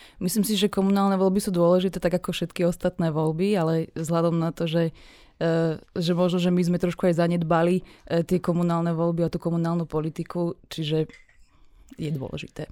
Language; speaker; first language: Slovak; native; Slovak